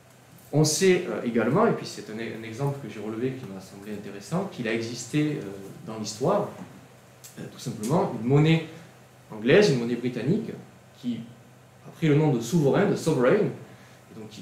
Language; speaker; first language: French; native; French